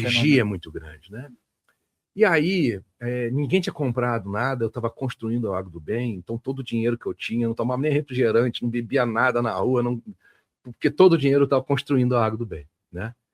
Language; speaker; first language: Portuguese; native; Portuguese